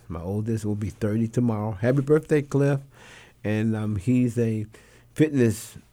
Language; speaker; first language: English; non-native, fluent; Spanish